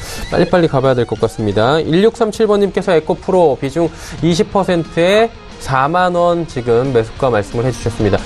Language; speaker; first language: Korean; native; Korean